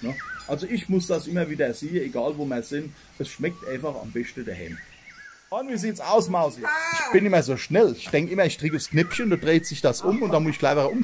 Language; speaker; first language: German; native; German